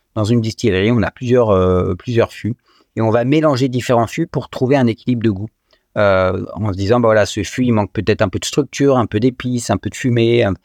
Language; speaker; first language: French; native; French